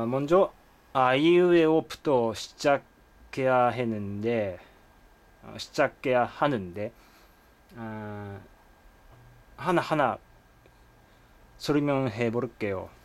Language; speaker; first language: Korean; non-native, fluent; Japanese